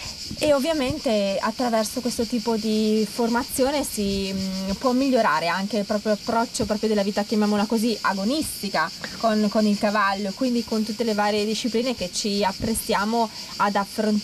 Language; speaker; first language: Italian; native; Italian